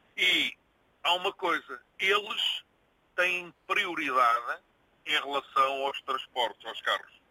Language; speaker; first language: Portuguese; native; Portuguese